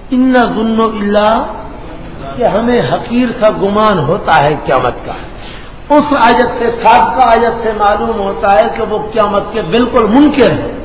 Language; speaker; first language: Urdu; non-native, local second language; Punjabi